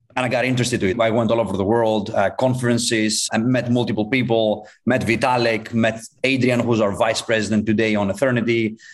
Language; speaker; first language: English; non-native, fluent; Greek